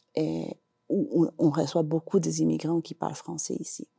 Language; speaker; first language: French; non-native, fluent; Spanish